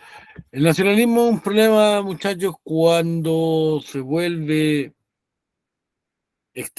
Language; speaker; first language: Spanish; native; Spanish